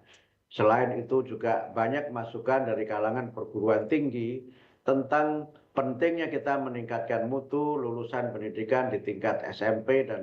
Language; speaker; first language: Indonesian; native; Indonesian